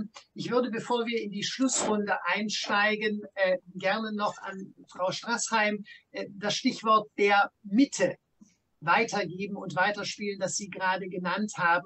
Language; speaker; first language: German; native; German